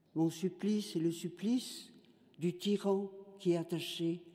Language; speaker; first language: French; native; French